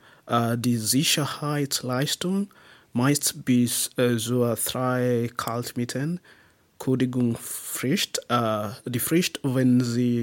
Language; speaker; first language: German; non-native, learner; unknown